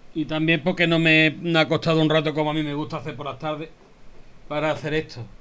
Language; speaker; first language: Spanish; native; Spanish